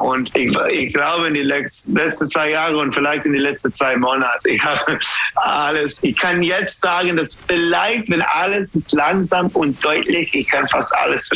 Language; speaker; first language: German; non-native, learner; English